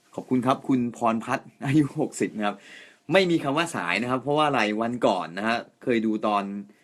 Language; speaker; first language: Thai; non-native, fluent; Japanese